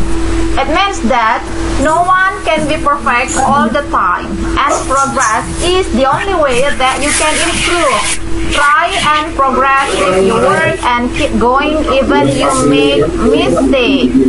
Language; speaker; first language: English; non-native, fluent; Indonesian